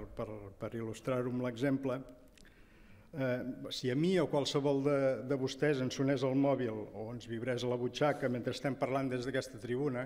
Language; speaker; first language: Catalan; native; Catalan